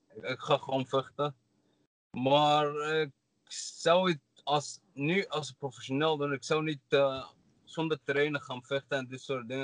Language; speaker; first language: Dutch; non-native, learner; Arabic